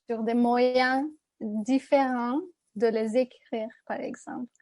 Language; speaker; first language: French; non-native, fluent; Turkish